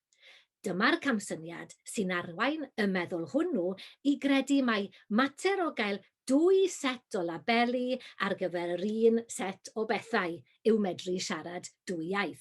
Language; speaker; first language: Welsh; native; Welsh